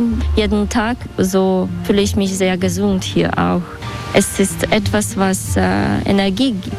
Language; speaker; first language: German; non-native, fluent; Russian